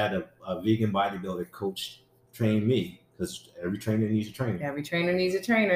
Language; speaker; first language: English; native; English